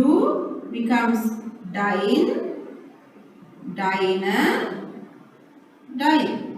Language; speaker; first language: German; non-native, fluent; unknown